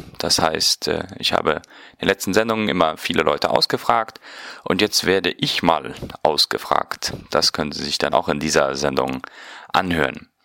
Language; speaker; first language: German; early bilingual, heritage; German